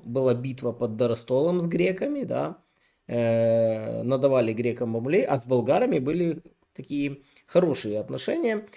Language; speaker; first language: Russian; non-native, local second language; Ukrainian